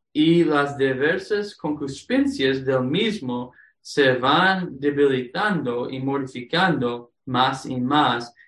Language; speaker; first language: Spanish; non-native, fluent; English